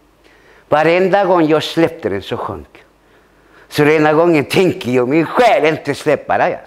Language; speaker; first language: Swedish; early bilingual, other home language; Spanish